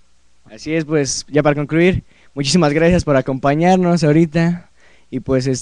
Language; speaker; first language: Spanish; native; Spanish